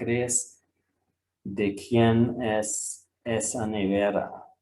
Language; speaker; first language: Spanish; non-native, fluent; German